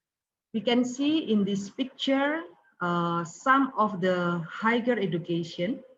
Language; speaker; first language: English; non-native, learner; Indonesian